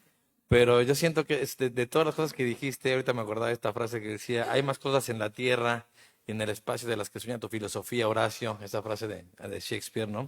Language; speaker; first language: Spanish; native; Spanish